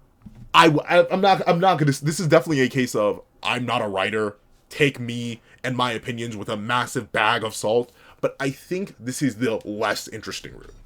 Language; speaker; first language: English; native; English